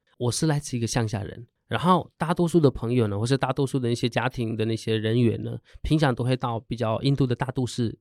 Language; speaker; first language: Chinese; non-native, fluent; Hindi